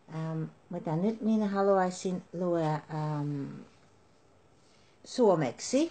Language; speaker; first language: Finnish; non-native, learner; Dutch